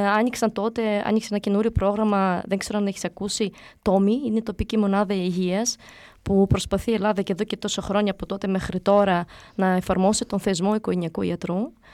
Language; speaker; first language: Greek; early bilingual, other home language; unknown